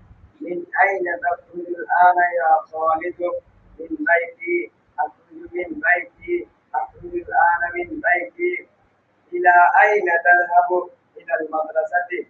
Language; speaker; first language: Arabic; non-native, learner; Bangla